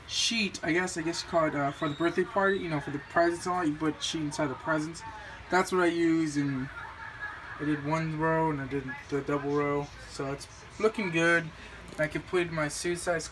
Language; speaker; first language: English; native; English